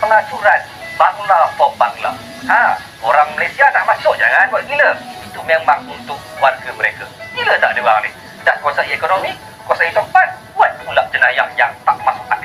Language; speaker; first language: Malay; native; Malay